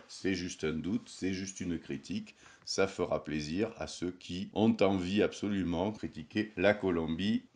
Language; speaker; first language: French; native; French